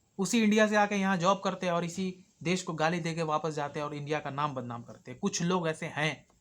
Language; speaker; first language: Hindi; native; Hindi